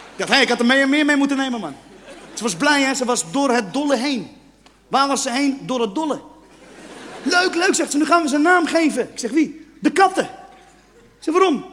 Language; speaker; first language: Dutch; non-native, fluent; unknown